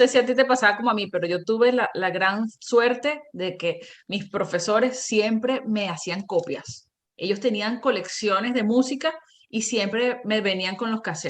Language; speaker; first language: Spanish; native; Spanish